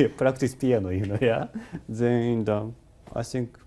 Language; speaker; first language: English; non-native, learner; Japanese